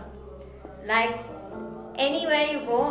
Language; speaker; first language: English; non-native, local second language; Hindi